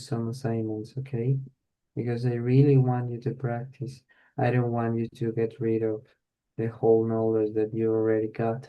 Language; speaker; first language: English; non-native, fluent; Spanish